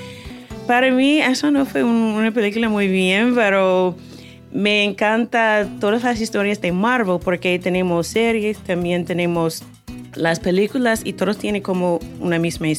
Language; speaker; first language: Spanish; non-native, fluent; English